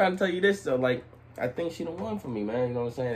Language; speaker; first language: English; native; English